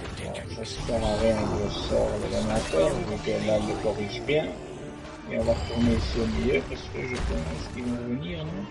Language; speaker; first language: French; native; French